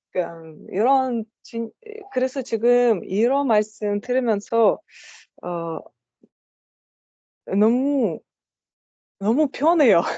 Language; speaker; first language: Korean; non-native, learner; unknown